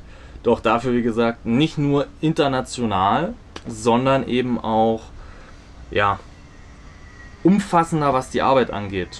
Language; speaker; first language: German; native; German